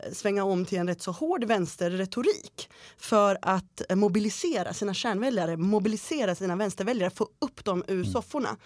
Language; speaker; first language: Swedish; early bilingual, other home language; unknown